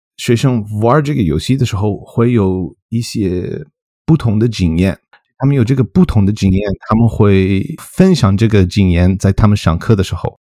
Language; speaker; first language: Chinese; non-native, fluent; English